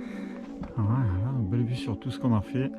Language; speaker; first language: French; native; French